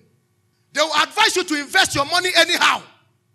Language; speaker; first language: English; non-native, local second language; Akan